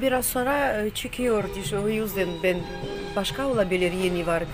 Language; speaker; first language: Turkish; non-native, learner; Russian